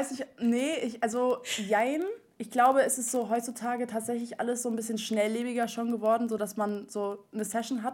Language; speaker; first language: German; native; German